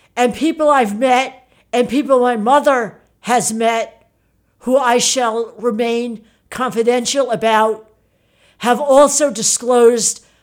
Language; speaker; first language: English; early bilingual, other home language; Italian